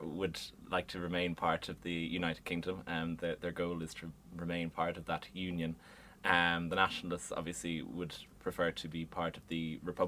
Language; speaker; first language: English; native; English